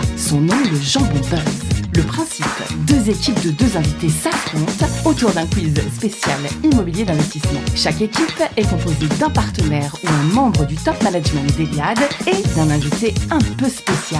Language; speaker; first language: French; native; French